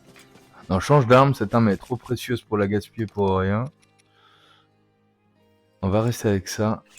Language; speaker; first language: French; native; French